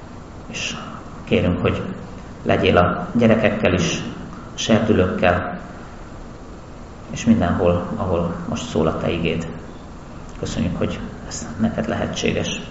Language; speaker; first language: Hungarian; native; Hungarian